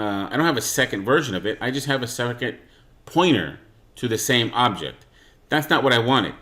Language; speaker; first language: English; native; English